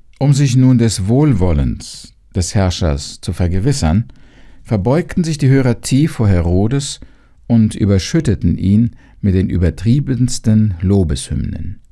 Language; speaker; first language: German; native; German